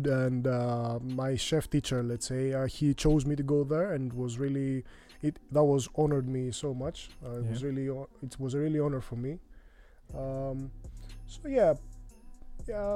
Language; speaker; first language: English; non-native, fluent; Greek